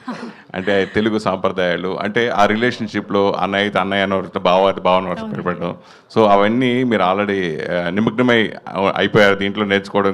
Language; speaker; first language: Telugu; native; Telugu